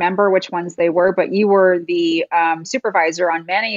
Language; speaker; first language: English; native; English